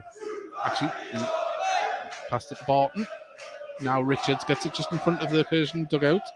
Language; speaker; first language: English; native; English